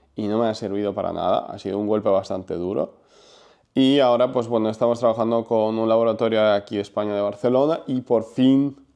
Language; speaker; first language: Spanish; non-native, fluent; Ukrainian